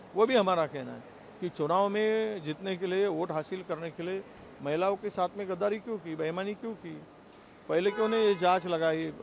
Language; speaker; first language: Hindi; non-native, local second language; Marathi